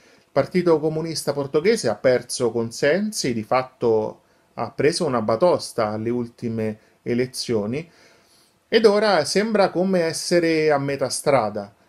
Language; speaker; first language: Italian; native; Italian